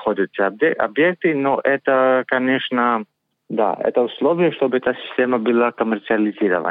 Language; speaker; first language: Russian; non-native, learner; Greek